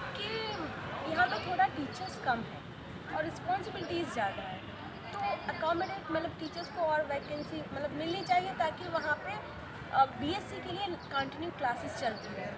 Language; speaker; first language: Hindi; native; Hindi